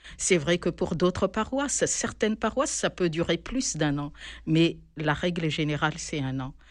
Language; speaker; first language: French; non-native, local second language; Malagasy